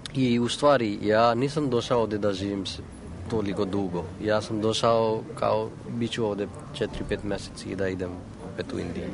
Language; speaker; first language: Croatian; non-native, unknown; Gujarati